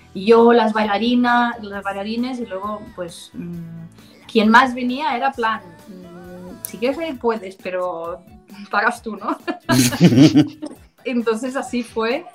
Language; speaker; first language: Spanish; non-native, fluent; Danish